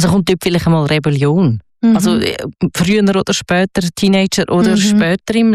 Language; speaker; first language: German; native; German